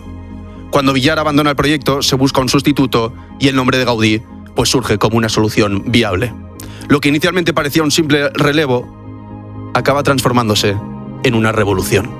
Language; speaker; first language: Spanish; native; Spanish